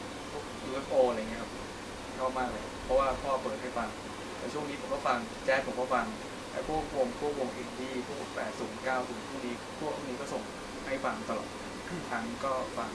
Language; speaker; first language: Thai; native; Thai